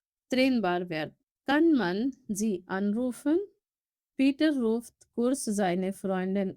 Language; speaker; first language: German; non-native, fluent; Urdu